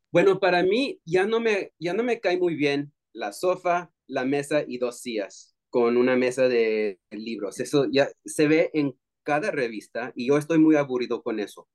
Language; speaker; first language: Spanish; early bilingual, heritage; Spanish